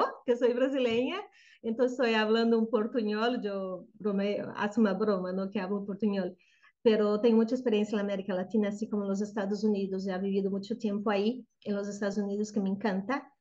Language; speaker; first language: Spanish; non-native, fluent; Portuguese